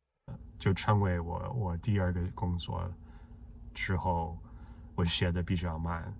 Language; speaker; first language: Chinese; non-native, fluent; English